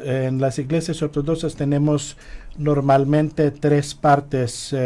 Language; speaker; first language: Spanish; non-native, fluent; Greek